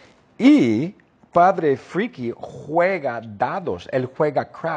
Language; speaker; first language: Spanish; non-native, fluent; English